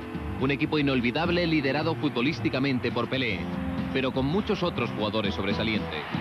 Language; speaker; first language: Spanish; native; Spanish